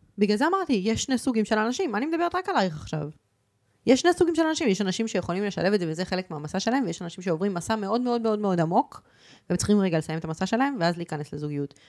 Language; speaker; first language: Hebrew; early bilingual, other home language; Spanish